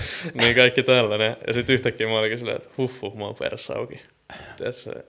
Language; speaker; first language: Finnish; native; Finnish